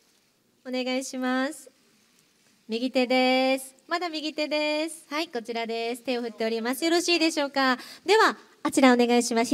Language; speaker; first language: Japanese; native; Japanese